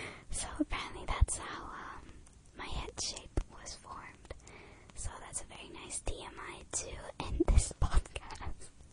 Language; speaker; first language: English; early bilingual, other home language; Japanese